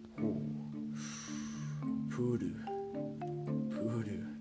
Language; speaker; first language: Japanese; non-native, learner; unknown